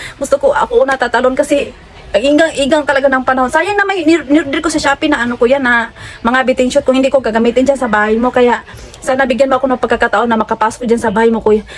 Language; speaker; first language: Filipino; non-native, local second language; Hiligaynon